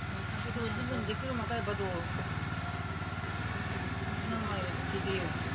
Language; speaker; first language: Japanese; native; Japanese